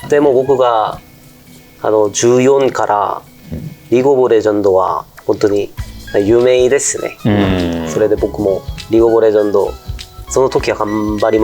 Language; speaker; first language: Japanese; non-native, fluent; Korean